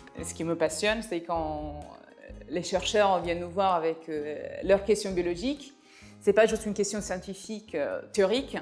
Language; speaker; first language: French; non-native, fluent; Italian